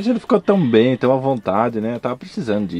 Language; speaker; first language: Portuguese; native; Portuguese